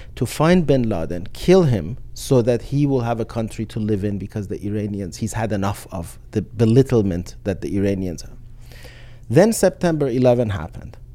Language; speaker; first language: English; non-native, fluent; Persian